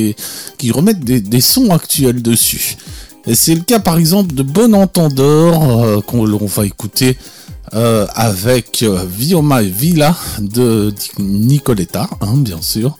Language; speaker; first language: French; native; French